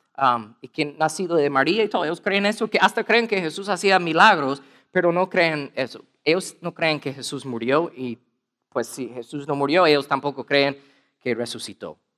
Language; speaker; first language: Spanish; non-native, fluent; English